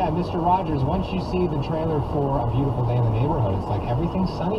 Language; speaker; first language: English; native; English